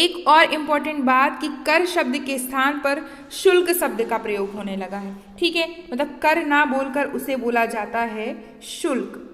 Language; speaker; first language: Hindi; native; Hindi